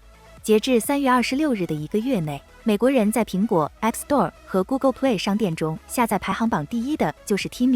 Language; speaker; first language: Chinese; native; Chinese